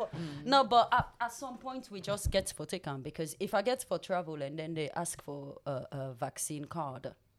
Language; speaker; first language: English; non-native, local second language; Krio